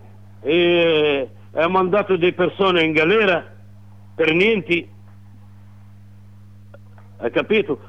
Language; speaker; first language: Italian; non-native, learner; Arabic